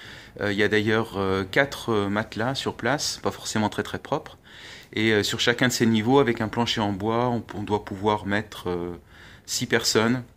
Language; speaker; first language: French; native; French